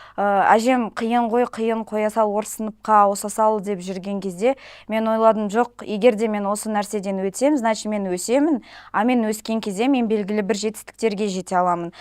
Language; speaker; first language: Kazakh; non-native, local second language; Russian